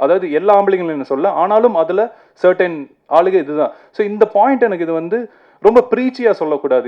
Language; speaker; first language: Tamil; native; Tamil